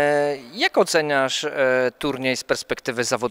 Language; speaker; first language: Polish; native; Polish